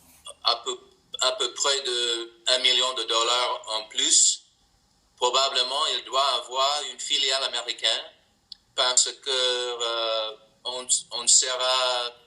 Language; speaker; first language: French; non-native, learner; English